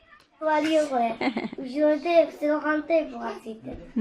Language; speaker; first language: Japanese; native; Japanese